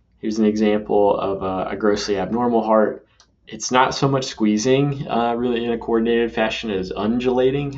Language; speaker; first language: English; native; English